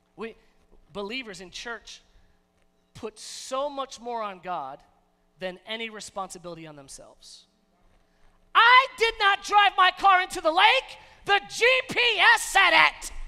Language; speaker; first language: English; native; English